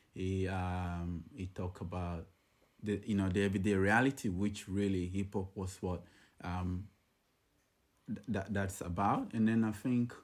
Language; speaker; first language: English; non-native, local second language; Ga